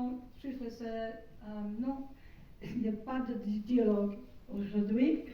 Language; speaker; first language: French; non-native, learner; English